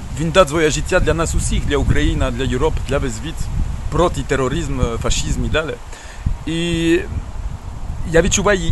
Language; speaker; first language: Ukrainian; non-native, learner; French